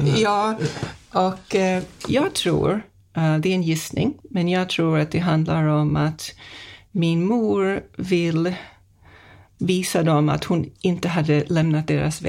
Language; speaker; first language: Swedish; non-native, fluent; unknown